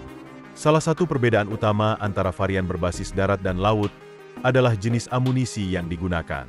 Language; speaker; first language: Indonesian; native; Indonesian